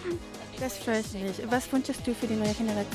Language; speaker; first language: German; non-native, learner; Spanish